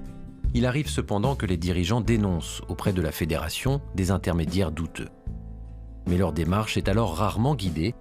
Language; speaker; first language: French; native; French